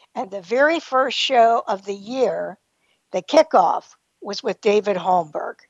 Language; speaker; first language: English; native; English